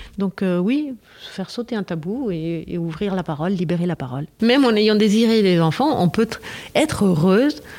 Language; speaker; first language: French; non-native, fluent; Spanish